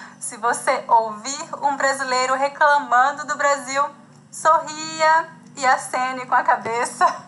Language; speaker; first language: Portuguese; native; Portuguese